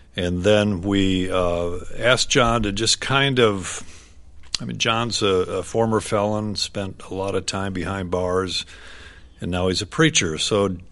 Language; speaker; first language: English; native; English